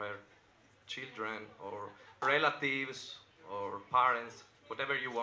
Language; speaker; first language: English; non-native, learner; Italian